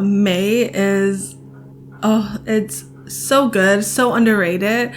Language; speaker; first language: English; native; English